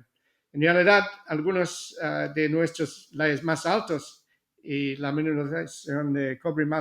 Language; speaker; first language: Spanish; non-native, fluent; English